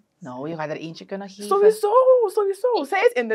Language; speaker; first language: Dutch; native; Dutch